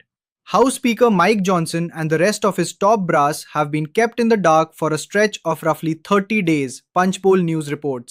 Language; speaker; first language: English; native; English